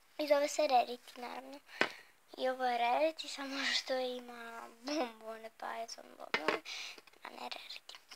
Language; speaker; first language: Bosnian; early bilingual, heritage; Bosnian